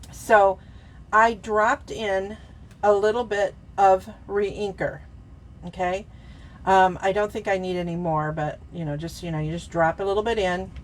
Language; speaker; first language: English; native; English